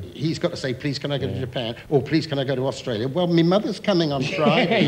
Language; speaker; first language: English; native; English